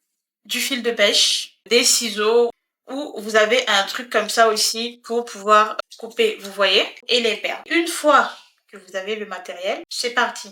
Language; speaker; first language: French; native; French